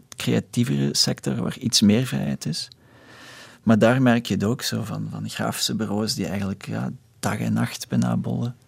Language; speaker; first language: Dutch; native; Dutch